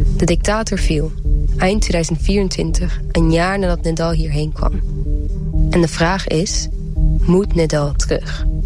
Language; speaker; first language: Dutch; early bilingual, heritage; Dutch